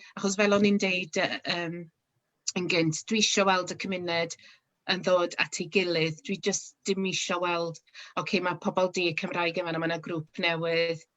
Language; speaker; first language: Welsh; non-native, local second language; English